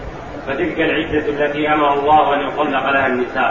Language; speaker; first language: Arabic; native; Arabic